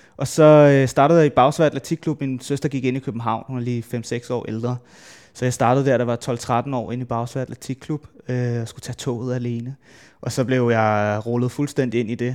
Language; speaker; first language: Danish; native; Danish